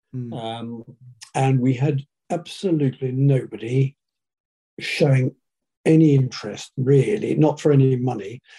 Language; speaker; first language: English; native; English